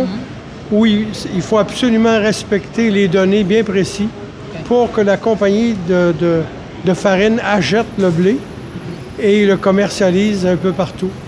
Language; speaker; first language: French; native; French